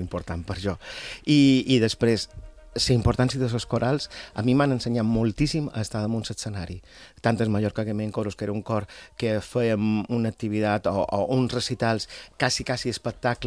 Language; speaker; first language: Catalan; native; Catalan